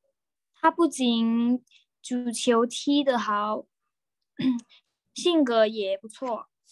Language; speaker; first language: Chinese; non-native, learner; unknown